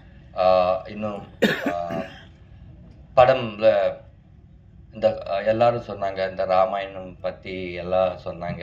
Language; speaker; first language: Tamil; non-native, learner; Telugu